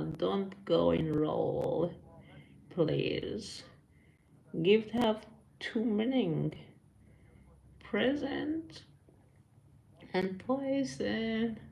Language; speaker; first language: English; non-native, learner; Persian